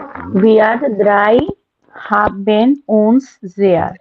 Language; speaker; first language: German; non-native, learner; Bangla